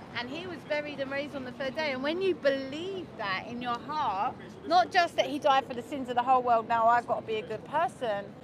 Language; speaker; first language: English; native; English